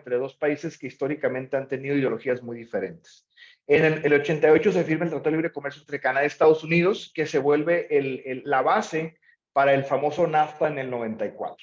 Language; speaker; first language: Spanish; native; Spanish